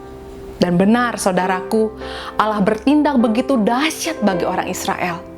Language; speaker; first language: Indonesian; native; Indonesian